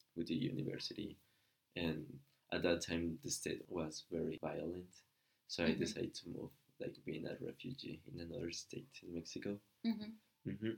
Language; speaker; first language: English; non-native, fluent; Spanish